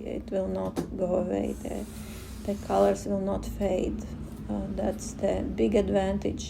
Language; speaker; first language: English; non-native, fluent; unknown